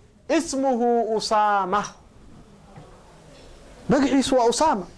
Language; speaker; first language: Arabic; non-native, local second language; Somali